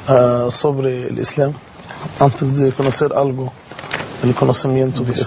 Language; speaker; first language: Spanish; non-native, fluent; Arabic